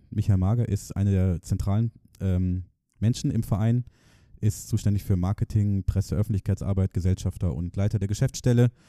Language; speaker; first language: German; native; German